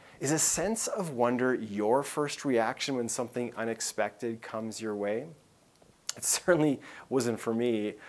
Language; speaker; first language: English; native; English